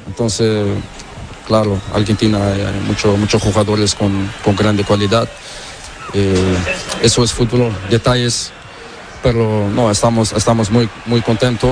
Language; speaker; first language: Spanish; non-native, learner; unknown